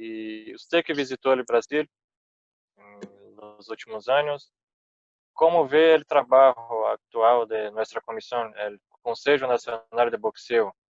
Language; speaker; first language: Spanish; non-native, fluent; Portuguese